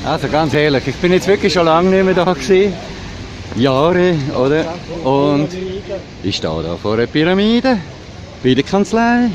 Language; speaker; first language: German; native; German